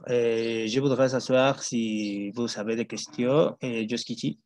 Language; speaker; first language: French; non-native, learner; Spanish